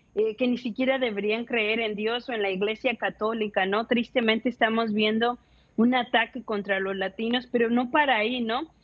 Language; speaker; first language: Spanish; native; Spanish